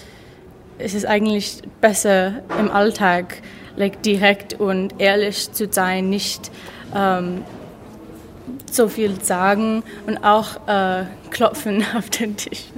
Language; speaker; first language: German; non-native, learner; English